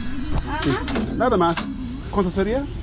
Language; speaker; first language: Spanish; non-native, learner; English